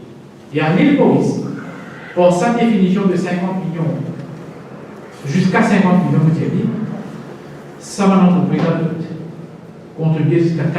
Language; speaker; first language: French; non-native, local second language; Morisyen